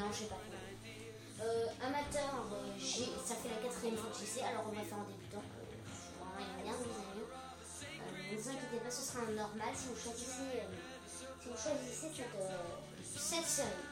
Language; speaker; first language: French; native; French